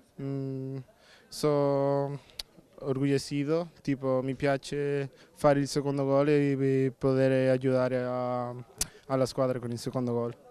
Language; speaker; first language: Italian; non-native, learner; Portuguese